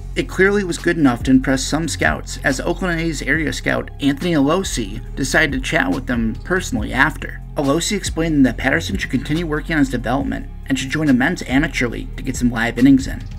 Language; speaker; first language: English; native; English